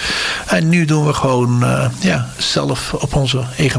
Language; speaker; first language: Dutch; non-native, fluent; Turkish